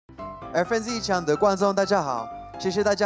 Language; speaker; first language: Chinese; native; Chinese